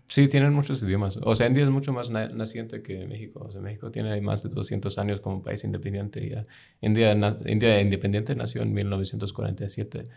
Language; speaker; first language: Spanish; non-native, fluent; English